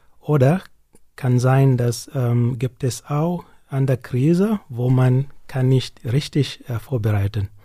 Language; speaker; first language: German; non-native, learner; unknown